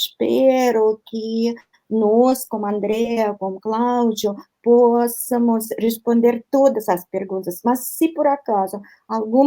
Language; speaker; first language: Portuguese; non-native, fluent; Russian